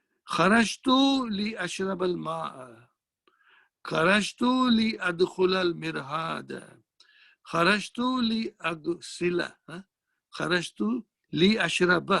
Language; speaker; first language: Arabic; non-native, fluent; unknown